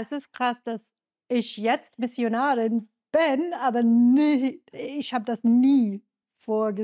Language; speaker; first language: German; non-native, learner; English